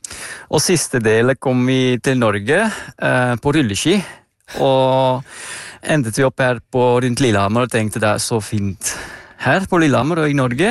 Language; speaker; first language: Norwegian; non-native, fluent; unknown